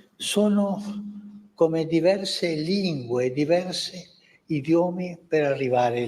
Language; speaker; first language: Italian; non-native, fluent; Spanish